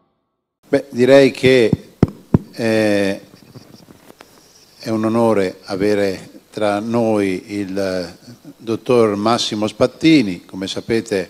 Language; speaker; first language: Italian; native; Italian